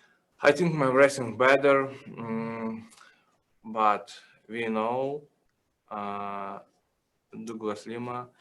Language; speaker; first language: English; non-native, learner; Russian